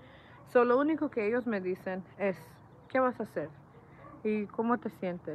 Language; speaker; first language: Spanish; early bilingual, heritage; Spanish